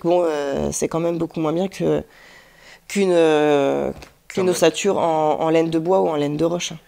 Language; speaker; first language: French; native; French